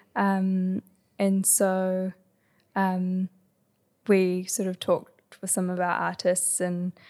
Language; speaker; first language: English; native; English